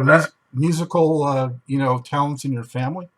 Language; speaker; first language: English; native; English